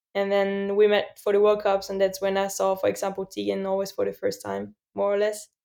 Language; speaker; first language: English; non-native, fluent; German